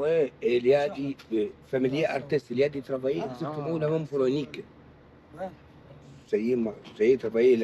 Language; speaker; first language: French; non-native, learner; Arabic